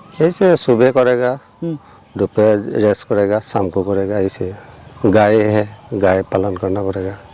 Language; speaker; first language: Hindi; non-native, local second language; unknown